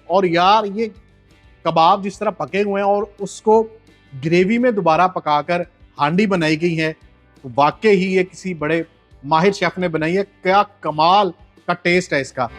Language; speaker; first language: Urdu; native; Urdu